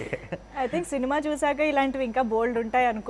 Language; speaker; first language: Telugu; native; Telugu